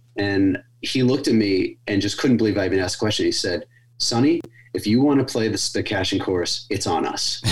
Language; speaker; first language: English; native; English